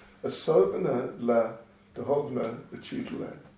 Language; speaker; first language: Russian; non-native, learner; English